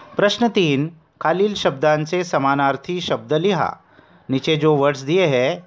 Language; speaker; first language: Hindi; non-native, local second language; Marathi